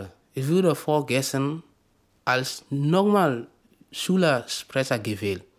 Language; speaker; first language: German; non-native, fluent; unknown